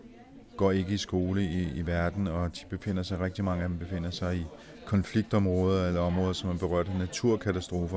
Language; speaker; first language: Danish; native; Danish